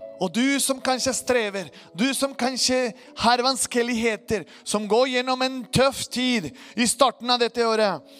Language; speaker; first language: Norwegian; non-native, fluent; Spanish